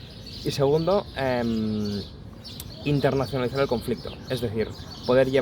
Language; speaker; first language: Spanish; non-native, local second language; Catalan